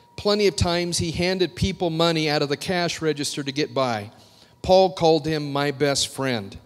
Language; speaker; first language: English; native; English